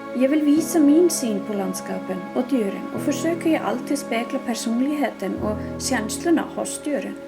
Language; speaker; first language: Swedish; non-native, fluent; Icelandic